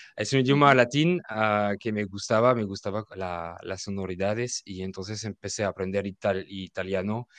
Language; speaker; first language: Spanish; non-native, fluent; French